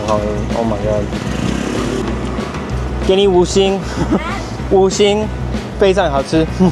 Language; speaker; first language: Chinese; non-native, learner; English